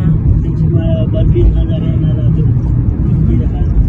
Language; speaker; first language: Arabic; non-native, learner; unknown